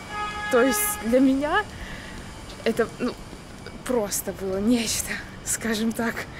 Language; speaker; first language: Russian; native; Russian